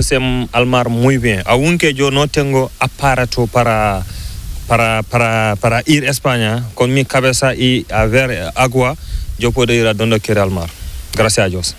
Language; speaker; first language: Spanish; non-native, learner; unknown